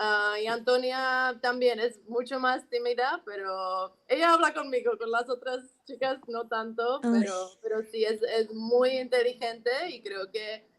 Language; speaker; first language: Spanish; non-native, fluent; Czech